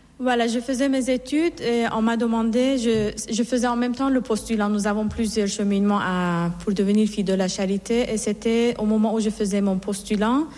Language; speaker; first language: French; non-native, fluent; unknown